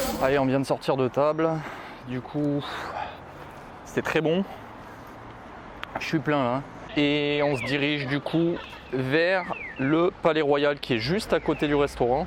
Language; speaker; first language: French; native; French